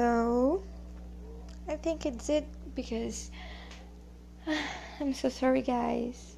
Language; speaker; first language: English; non-native, learner; Portuguese